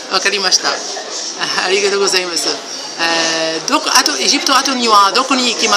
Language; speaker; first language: Japanese; non-native, learner; Arabic